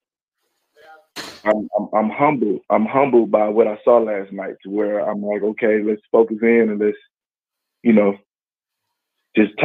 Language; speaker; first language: English; native; English